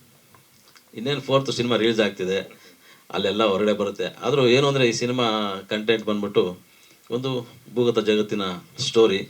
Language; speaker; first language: Kannada; native; Kannada